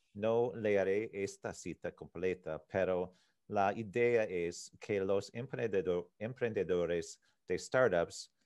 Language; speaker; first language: Spanish; non-native, learner; English